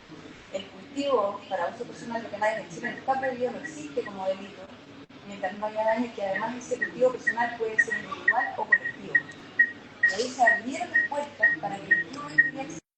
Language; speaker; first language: Spanish; native; Spanish